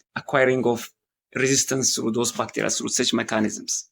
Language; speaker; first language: English; non-native, local second language; Amharic